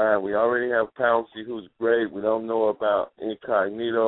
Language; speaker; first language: English; native; English